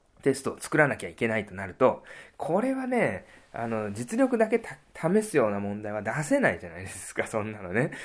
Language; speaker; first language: Japanese; native; Japanese